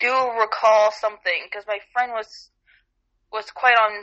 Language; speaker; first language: English; non-native, fluent; French